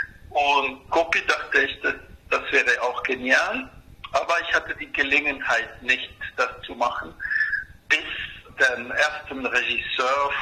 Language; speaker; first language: German; non-native, fluent; Spanish